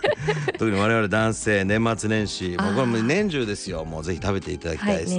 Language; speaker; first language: Japanese; native; Japanese